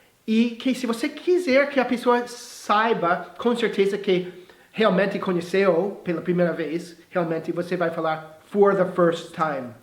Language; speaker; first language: Portuguese; non-native, fluent; English